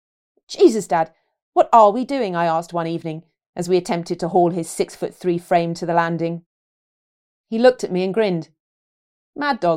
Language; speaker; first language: English; native; English